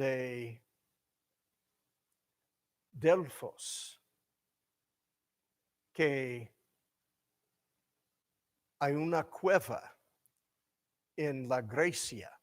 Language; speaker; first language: Spanish; non-native, fluent; English